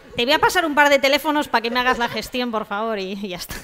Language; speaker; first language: Spanish; native; Spanish